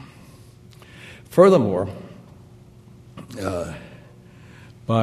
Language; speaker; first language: English; native; English